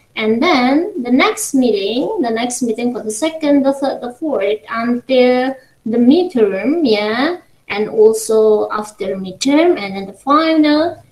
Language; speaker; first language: English; non-native, fluent; Indonesian